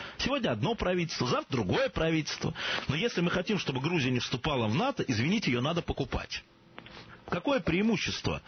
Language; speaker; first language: Russian; native; Russian